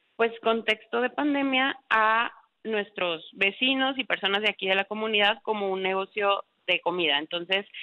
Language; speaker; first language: Spanish; native; Spanish